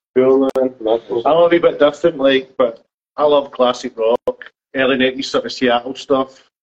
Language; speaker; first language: English; native; English